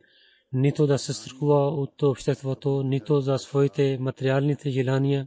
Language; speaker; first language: Bulgarian; non-native, learner; Urdu